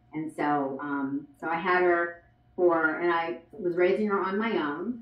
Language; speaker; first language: English; native; English